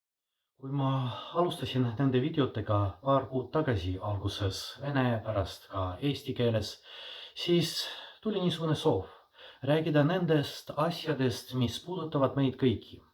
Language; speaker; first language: Estonian; non-native, fluent; Russian